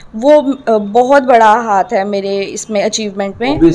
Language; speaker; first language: Hindi; native; Hindi